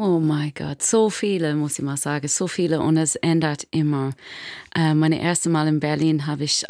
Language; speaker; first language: German; non-native, fluent; English